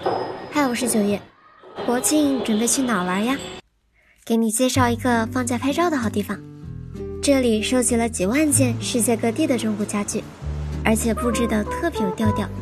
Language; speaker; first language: Chinese; native; Chinese